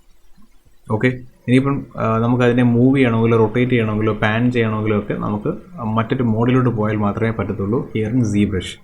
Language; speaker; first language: Malayalam; native; Malayalam